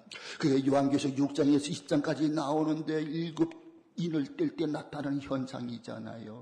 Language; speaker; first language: Korean; native; Korean